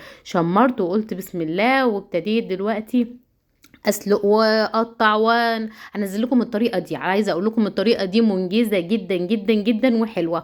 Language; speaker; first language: Arabic; native; Arabic